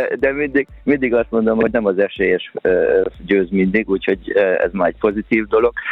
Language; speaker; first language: Hungarian; native; Hungarian